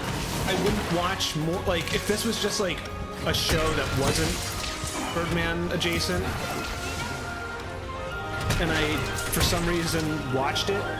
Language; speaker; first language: English; native; English